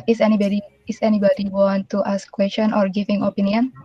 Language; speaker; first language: English; non-native, local second language; Indonesian